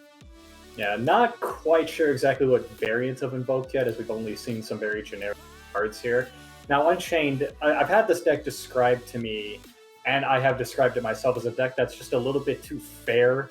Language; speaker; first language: English; native; English